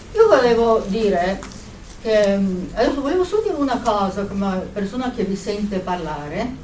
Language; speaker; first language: Italian; native; Italian